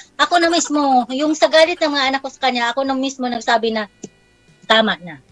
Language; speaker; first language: Filipino; non-native, local second language; Cebuano